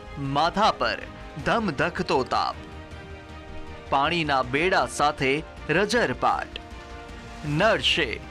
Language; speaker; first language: Gujarati; native; Gujarati